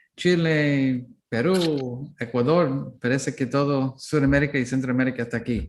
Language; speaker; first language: Spanish; non-native, learner; English